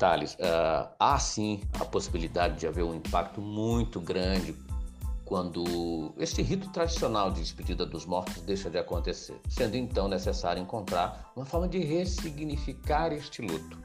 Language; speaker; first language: Portuguese; native; Portuguese